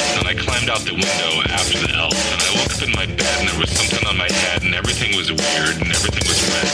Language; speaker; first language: English; native; English